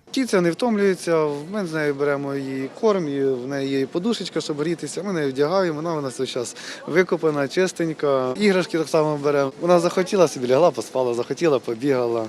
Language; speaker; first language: Ukrainian; native; Ukrainian